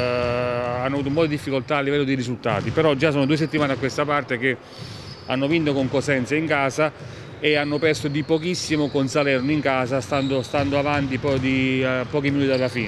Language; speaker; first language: Italian; native; Italian